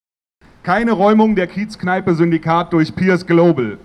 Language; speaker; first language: German; native; German